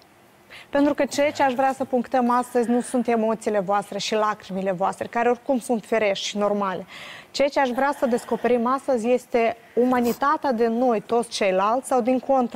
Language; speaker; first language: Romanian; native; Romanian